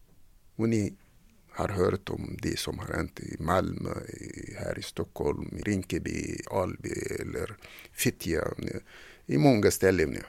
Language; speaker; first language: Swedish; non-native, fluent; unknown